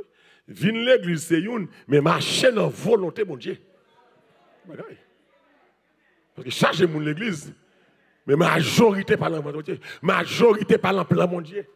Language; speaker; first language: French; non-native, learner; Haitian Creole